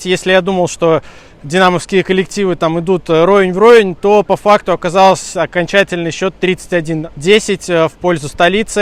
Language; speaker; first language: Russian; native; Russian